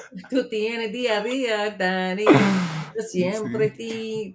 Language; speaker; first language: Spanish; non-native, learner; English